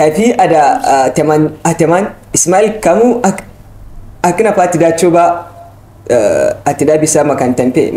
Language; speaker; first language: Indonesian; non-native, learner; Hausa